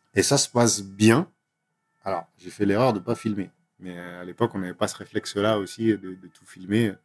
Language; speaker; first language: French; native; French